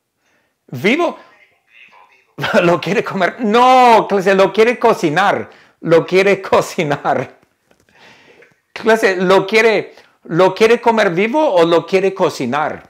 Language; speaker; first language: Spanish; non-native, fluent; English